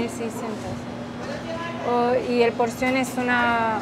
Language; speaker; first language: Spanish; non-native, learner; Romanian